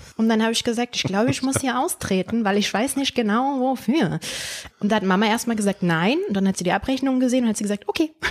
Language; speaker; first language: German; early bilingual, other home language; Polish